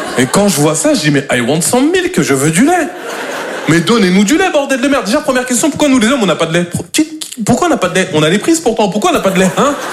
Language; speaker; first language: French; native; French